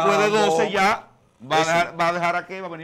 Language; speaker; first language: Spanish; native; Spanish